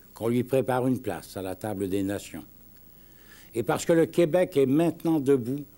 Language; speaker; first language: French; native; French